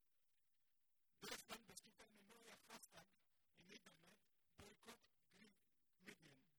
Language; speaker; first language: German; non-native, learner; Greek